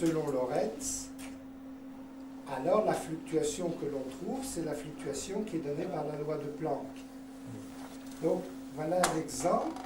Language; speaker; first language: French; native; French